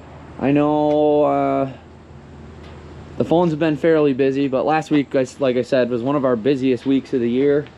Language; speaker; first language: English; native; English